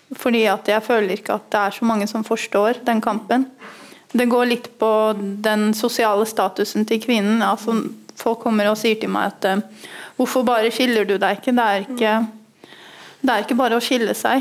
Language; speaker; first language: Norwegian; early bilingual, other home language; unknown